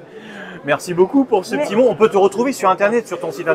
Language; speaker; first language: French; native; French